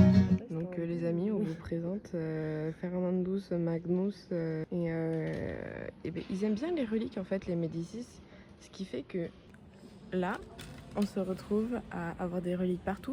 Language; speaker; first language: French; native; French